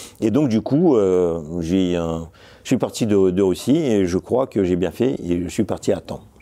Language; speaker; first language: French; non-native, fluent; Russian